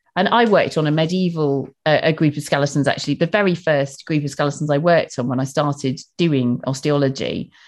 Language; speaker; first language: English; native; English